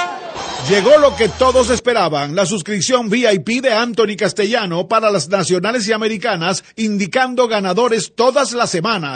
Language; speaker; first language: Spanish; native; Spanish